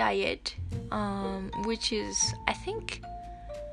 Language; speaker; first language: English; non-native, fluent; Japanese